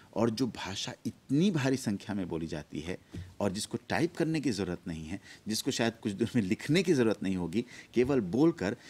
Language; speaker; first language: Hindi; early bilingual, heritage; Hindi